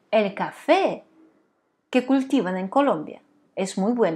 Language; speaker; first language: Spanish; non-native, fluent; Russian